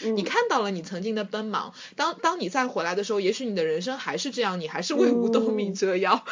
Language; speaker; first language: Chinese; native; Chinese